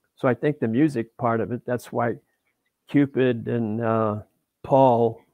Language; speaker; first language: English; native; English